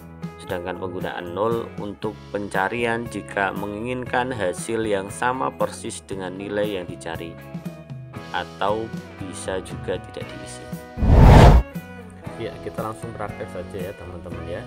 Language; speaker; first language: Indonesian; native; Indonesian